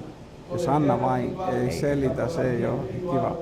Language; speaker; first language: Finnish; non-native, fluent; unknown